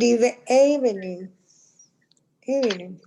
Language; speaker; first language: English; non-native, learner; Spanish